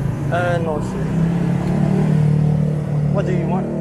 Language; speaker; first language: English; non-native, learner; French